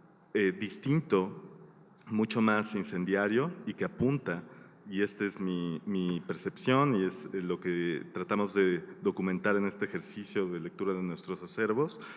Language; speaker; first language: Spanish; native; Spanish